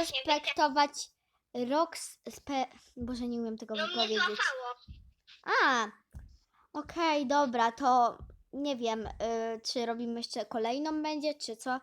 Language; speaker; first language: Polish; native; Polish